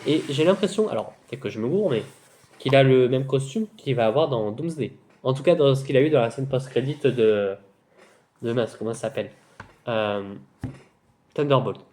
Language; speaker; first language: French; native; French